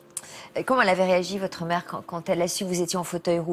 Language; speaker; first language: French; native; French